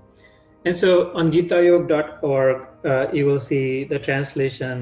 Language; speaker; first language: English; non-native, local second language; Hindi